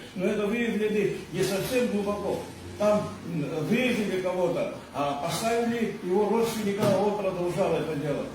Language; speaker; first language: Russian; non-native, local second language; Abkhazian